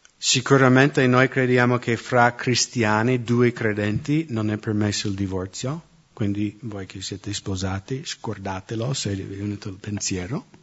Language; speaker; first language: Italian; non-native, fluent; English